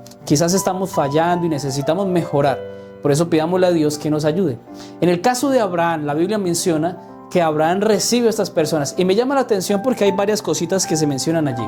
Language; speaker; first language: Spanish; native; Spanish